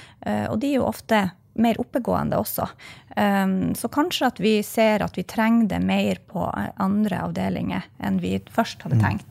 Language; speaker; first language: Norwegian; native; Norwegian